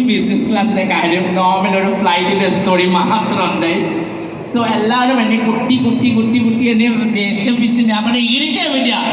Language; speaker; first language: Malayalam; non-native, local second language; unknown